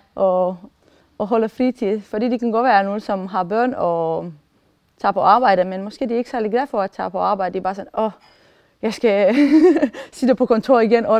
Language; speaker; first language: Danish; non-native, fluent; Romanian